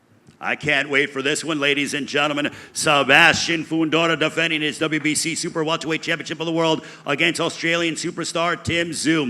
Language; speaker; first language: English; native; English